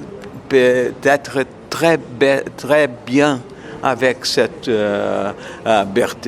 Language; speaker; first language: French; non-native, learner; Portuguese